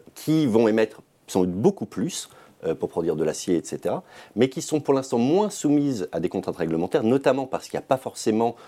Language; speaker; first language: French; native; French